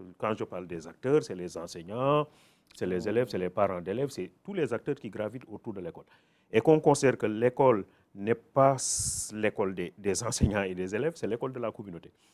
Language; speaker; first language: French; non-native, local second language; Wolof